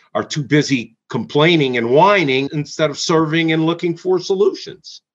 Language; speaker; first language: English; native; English